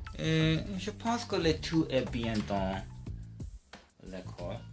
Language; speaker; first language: French; non-native, learner; English